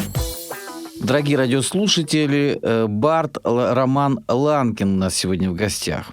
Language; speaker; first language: Russian; native; Russian